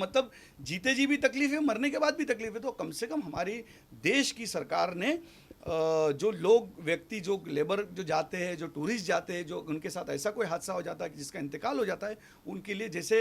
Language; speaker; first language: Hindi; native; Hindi